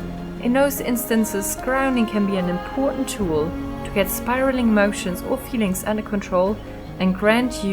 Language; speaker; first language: English; non-native, fluent; German